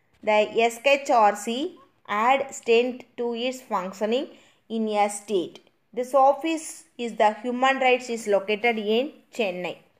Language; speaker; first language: English; non-native, local second language; Tamil